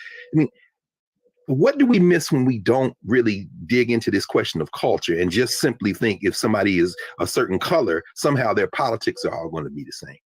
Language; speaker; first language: English; native; English